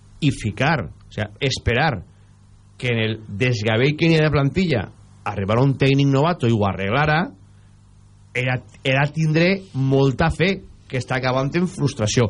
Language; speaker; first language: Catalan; native; Catalan